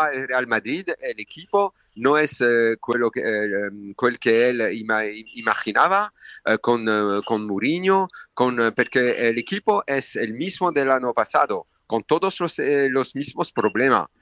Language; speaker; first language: Spanish; non-native, fluent; French